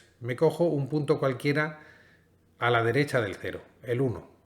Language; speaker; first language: Spanish; native; Spanish